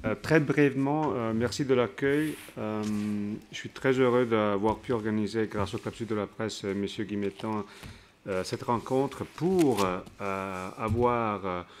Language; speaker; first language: French; non-native, fluent; Italian